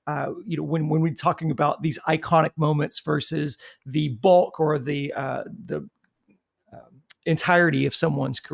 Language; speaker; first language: English; native; English